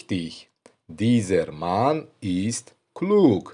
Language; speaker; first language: German; non-native, fluent; Tajik